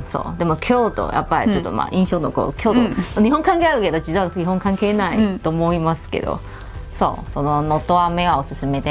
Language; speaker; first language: Japanese; non-native, fluent; Chinese